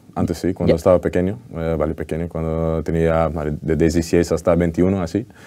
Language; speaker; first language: Spanish; non-native, learner; Dutch